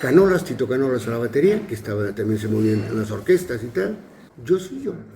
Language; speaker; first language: Spanish; native; Spanish